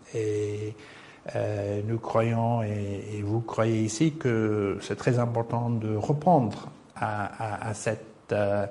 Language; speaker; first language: French; non-native, fluent; English